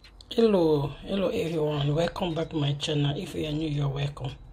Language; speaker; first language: English; non-native, learner; Lingala